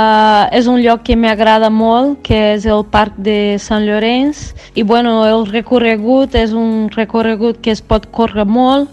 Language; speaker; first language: Catalan; non-native, fluent; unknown